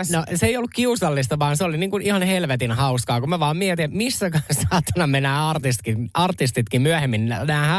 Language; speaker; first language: Finnish; native; Finnish